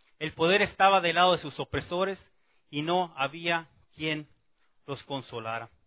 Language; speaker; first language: Spanish; native; Spanish